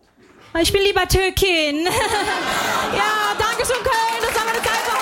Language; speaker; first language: German; early bilingual, other home language; Arabic